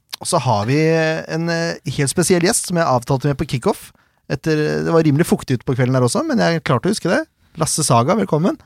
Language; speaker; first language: Norwegian; native; Norwegian